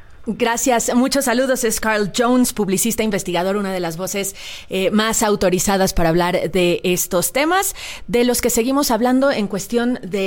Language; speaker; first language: Spanish; native; Spanish